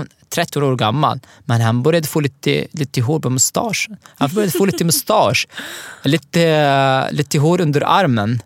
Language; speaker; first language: Swedish; non-native, learner; Arabic